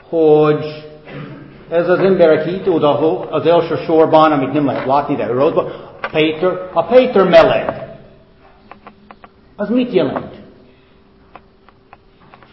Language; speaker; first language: Hungarian; non-native, fluent; English